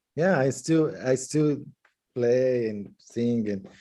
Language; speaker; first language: English; non-native, fluent; Portuguese